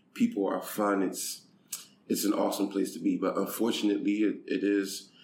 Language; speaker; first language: English; native; English